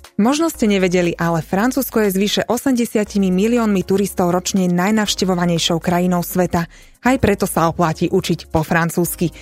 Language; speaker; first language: Slovak; native; Slovak